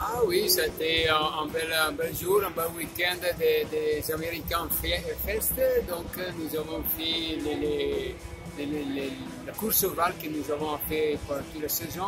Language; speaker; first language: French; non-native, learner; Italian